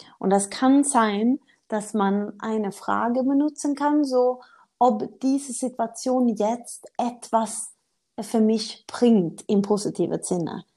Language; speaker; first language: German; non-native, learner; Swedish